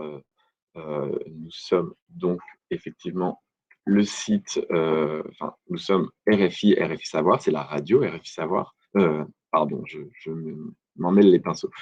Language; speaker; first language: French; native; French